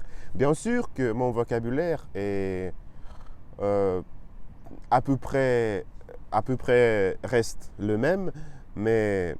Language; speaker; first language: French; non-native, learner; Russian